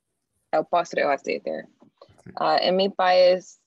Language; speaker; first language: Spanish; non-native, learner; English